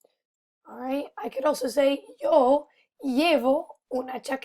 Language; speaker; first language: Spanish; non-native, fluent; English